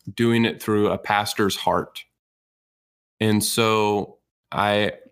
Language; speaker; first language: English; native; English